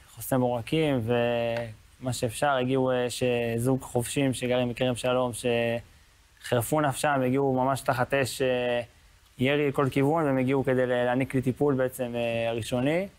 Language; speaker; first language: Hebrew; native; Hebrew